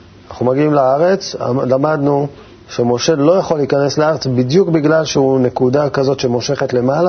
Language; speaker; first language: Hebrew; native; Hebrew